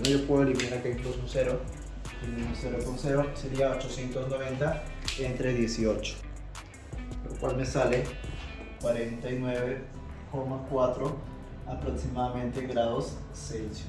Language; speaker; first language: Spanish; native; Spanish